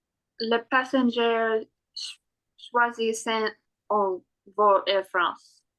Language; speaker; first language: French; non-native, learner; English